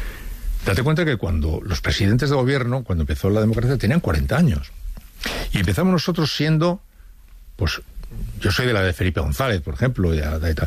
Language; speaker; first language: Spanish; native; Spanish